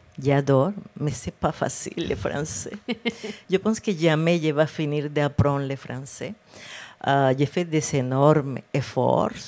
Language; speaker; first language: French; non-native, fluent; Spanish